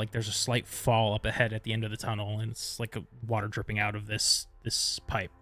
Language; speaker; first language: English; native; English